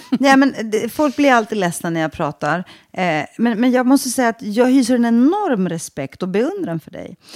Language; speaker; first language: Swedish; early bilingual, other home language; Greek